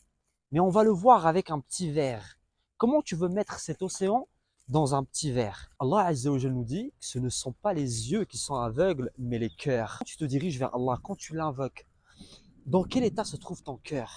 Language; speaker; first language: French; native; French